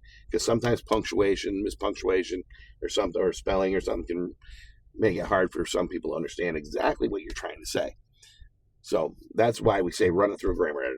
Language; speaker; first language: English; native; English